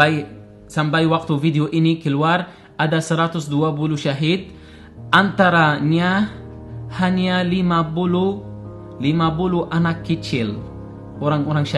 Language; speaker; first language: Indonesian; non-native, fluent; Arabic